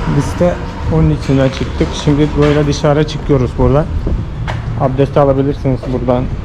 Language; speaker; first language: Turkish; non-native, fluent; Malayalam